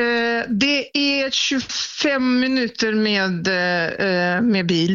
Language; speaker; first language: Swedish; non-native, fluent; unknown